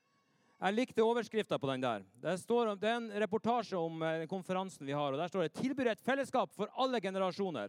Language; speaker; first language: Norwegian; native; Norwegian